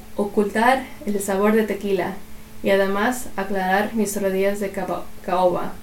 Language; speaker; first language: Spanish; early bilingual, other home language; English